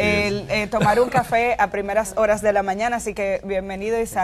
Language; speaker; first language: Spanish; native; Spanish